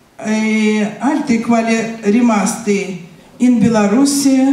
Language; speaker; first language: Italian; non-native, learner; Russian